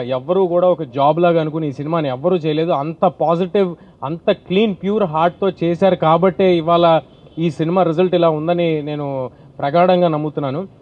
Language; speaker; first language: Telugu; native; Telugu